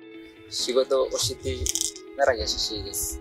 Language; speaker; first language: Japanese; non-native, learner; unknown